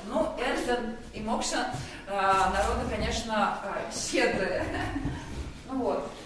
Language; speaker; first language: Russian; native; Russian